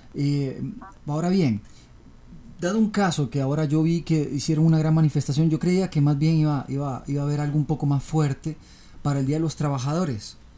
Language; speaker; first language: Spanish; native; Spanish